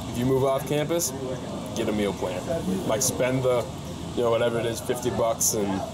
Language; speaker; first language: English; native; English